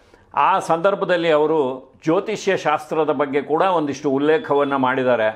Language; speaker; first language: Kannada; native; Kannada